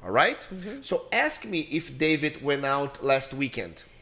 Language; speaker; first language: English; non-native, fluent; Portuguese